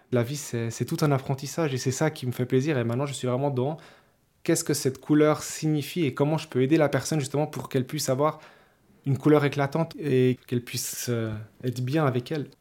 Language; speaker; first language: French; early bilingual, other home language; Spanish